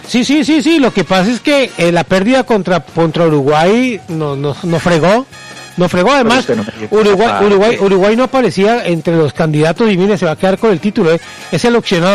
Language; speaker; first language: Spanish; native; Spanish